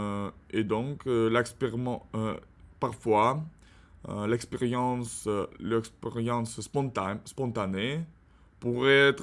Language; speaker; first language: French; non-native, learner; Russian